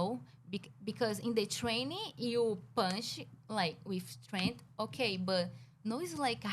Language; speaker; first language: English; non-native, learner; Portuguese